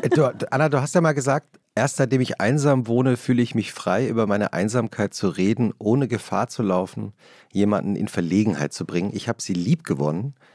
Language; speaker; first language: German; native; German